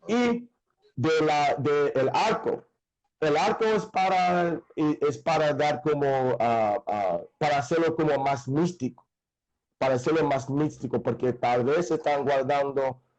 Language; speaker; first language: Spanish; non-native, fluent; English